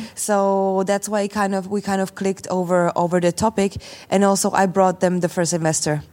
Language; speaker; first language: English; non-native, fluent; Slovak